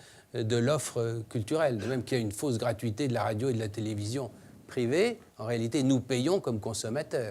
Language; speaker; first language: French; native; French